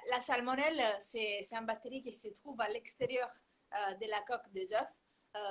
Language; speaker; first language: French; non-native, fluent; Italian